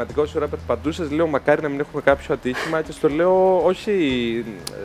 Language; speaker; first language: Greek; native; Greek